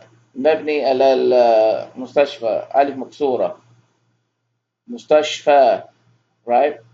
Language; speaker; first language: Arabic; non-native, fluent; English